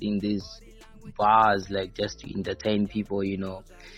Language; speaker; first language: English; non-native, local second language; Shona